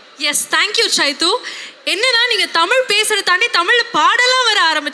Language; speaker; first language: Tamil; native; Tamil